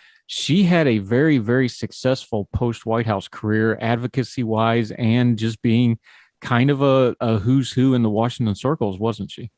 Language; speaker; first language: English; native; English